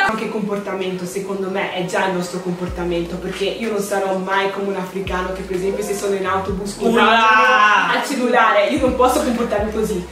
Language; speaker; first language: Italian; early bilingual, other home language; English